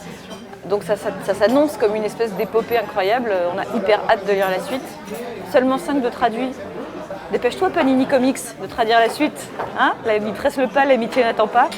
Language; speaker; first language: French; native; French